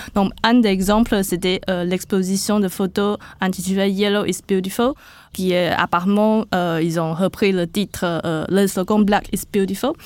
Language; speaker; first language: French; non-native, fluent; Chinese